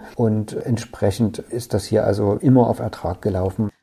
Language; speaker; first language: German; native; German